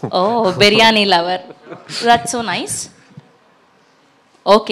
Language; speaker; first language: Telugu; native; Telugu